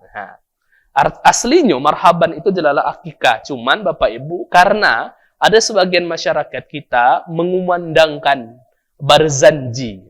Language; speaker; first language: Malay; native; Malay